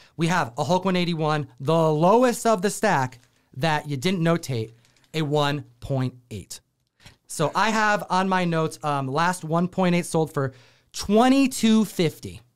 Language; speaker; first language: English; native; English